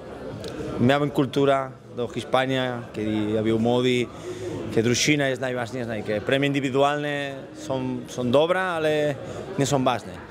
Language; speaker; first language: Polish; non-native, learner; Spanish